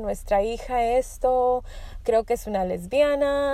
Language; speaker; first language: Spanish; early bilingual, heritage; Spanish